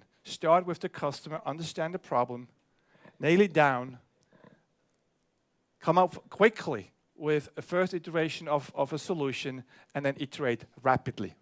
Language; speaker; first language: English; non-native, fluent; German